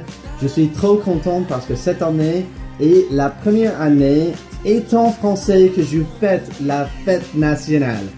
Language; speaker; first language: French; non-native, fluent; English